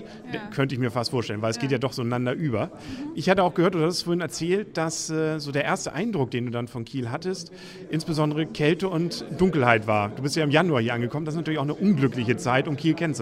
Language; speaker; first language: German; native; German